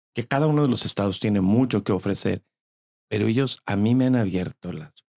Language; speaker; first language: Spanish; native; Spanish